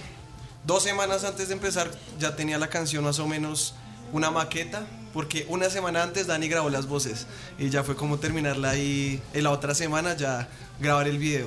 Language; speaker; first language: Spanish; native; Spanish